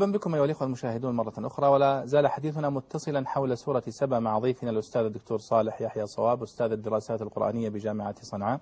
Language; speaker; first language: Arabic; native; Arabic